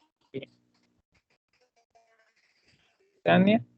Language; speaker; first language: Spanish; native; Spanish